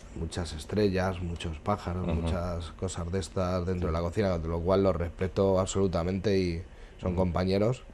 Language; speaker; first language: Spanish; native; Spanish